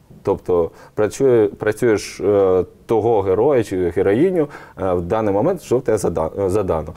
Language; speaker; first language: Ukrainian; native; Ukrainian